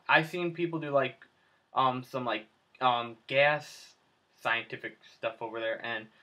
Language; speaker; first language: English; native; English